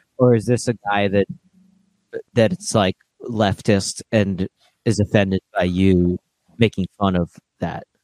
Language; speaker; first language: English; early bilingual, other home language; Russian